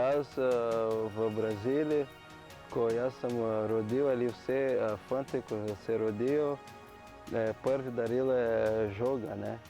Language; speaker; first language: Slovenian; non-native, learner; Portuguese